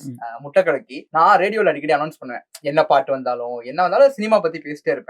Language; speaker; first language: Tamil; native; Tamil